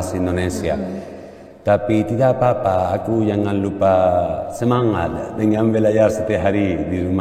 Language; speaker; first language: Indonesian; non-native, learner; Spanish